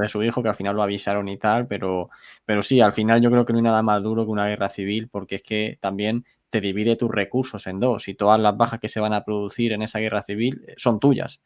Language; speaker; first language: Spanish; native; Spanish